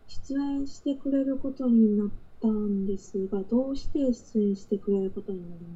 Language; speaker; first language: Japanese; native; Japanese